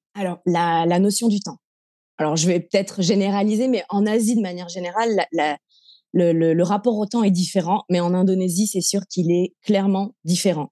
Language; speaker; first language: French; native; French